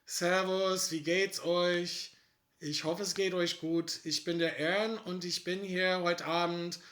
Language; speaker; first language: German; non-native, fluent; English